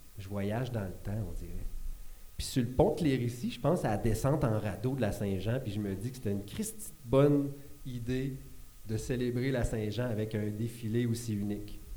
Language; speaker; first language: French; native; French